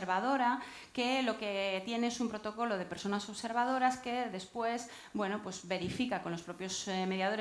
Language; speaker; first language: Spanish; native; Spanish